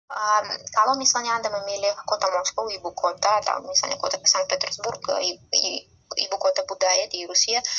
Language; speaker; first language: Indonesian; non-native, fluent; Russian